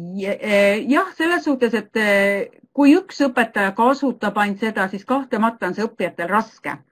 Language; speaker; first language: Estonian; native; Estonian